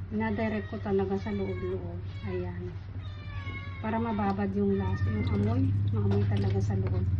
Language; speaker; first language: Filipino; native; Filipino